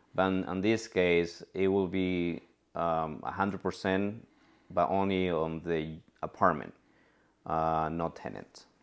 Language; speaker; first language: English; non-native, fluent; Spanish